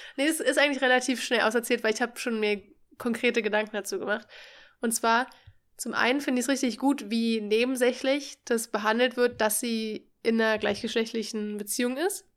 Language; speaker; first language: German; native; German